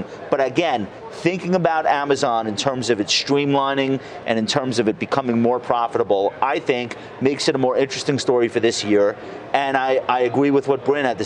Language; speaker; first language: English; native; English